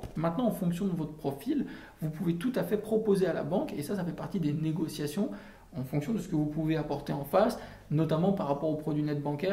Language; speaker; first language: French; native; French